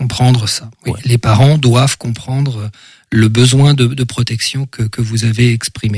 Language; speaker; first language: French; native; French